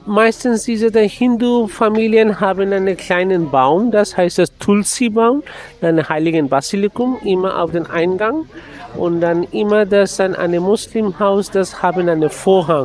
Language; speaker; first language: German; non-native, learner; Bangla